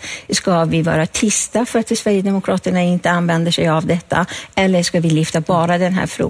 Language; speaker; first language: Swedish; non-native, fluent; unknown